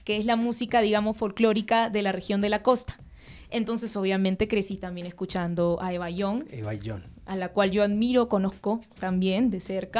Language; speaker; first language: Spanish; native; Spanish